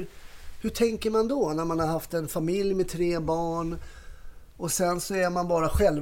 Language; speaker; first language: Swedish; native; Swedish